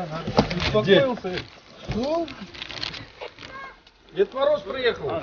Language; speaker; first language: Russian; non-native, local second language; Kyrgyz